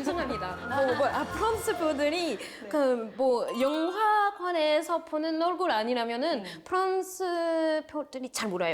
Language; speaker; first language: Korean; non-native, fluent; French